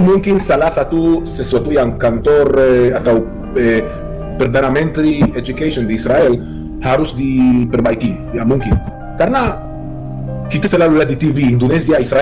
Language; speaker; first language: Indonesian; non-native, fluent; Hebrew